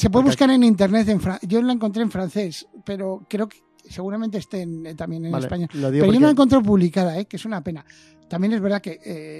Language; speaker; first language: Spanish; native; Spanish